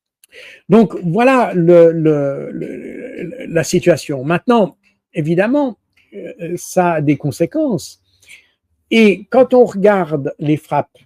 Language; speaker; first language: French; native; French